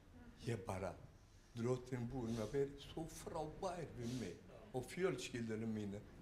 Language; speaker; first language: Icelandic; non-native, learner; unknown